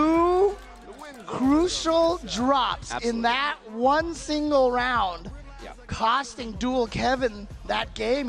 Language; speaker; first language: English; native; English